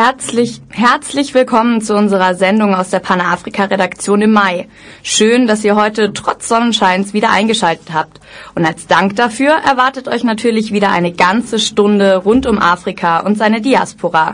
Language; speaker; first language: German; native; German